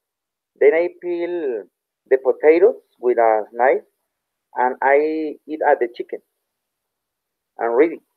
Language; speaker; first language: English; non-native, learner; Spanish